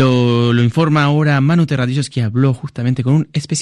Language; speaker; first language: Spanish; native; Spanish